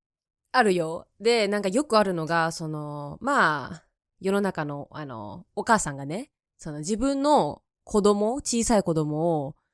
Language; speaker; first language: Japanese; native; Japanese